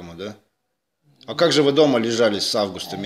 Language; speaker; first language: Russian; native; Russian